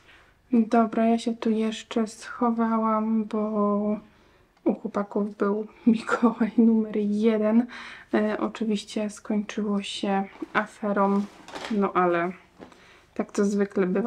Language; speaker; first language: Polish; native; Polish